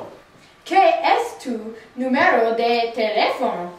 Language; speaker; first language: Spanish; non-native, learner; English